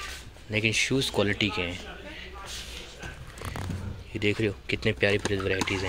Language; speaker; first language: Chinese; non-native, learner; Urdu